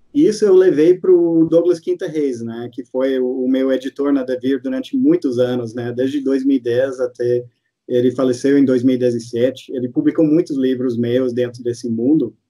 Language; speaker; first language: Portuguese; non-native, fluent; English